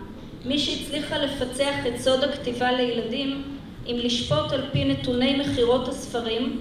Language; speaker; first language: Hebrew; native; Hebrew